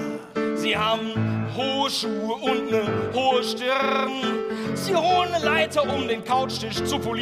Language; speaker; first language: German; native; German